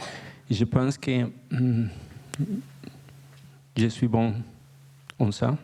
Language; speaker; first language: French; non-native, learner; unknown